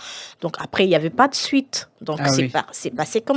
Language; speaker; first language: French; non-native, local second language; Lingala